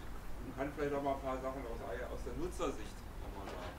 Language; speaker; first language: German; native; German